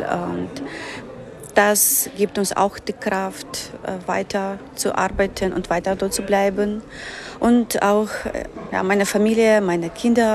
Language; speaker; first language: German; non-native, fluent; Ukrainian